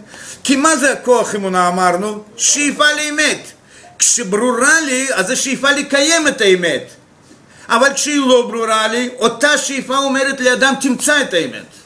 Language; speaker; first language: Hebrew; non-native, fluent; Russian